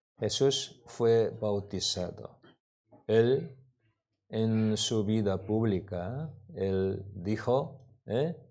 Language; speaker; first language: Spanish; non-native, learner; Korean